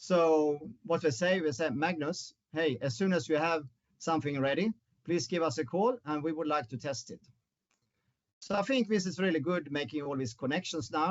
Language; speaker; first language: English; non-native, fluent; Swedish